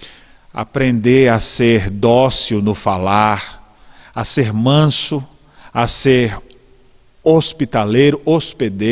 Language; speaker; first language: Portuguese; native; Portuguese